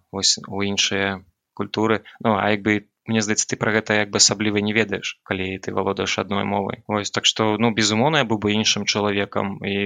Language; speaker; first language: Belarusian; non-native, local second language; Russian